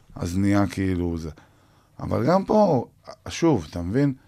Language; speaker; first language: Hebrew; native; Hebrew